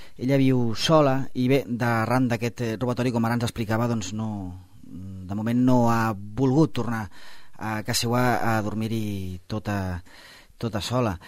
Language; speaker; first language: Catalan; native; Catalan